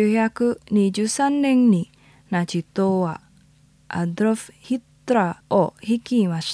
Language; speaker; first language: Japanese; non-native, fluent; Indonesian